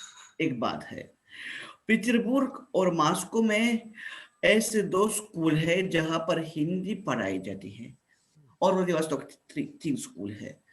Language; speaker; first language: Hindi; non-native, fluent; Russian